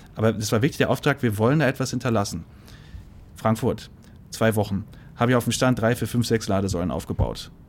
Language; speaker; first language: German; native; German